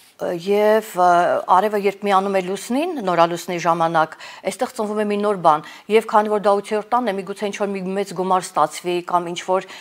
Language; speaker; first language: Armenian; native; Armenian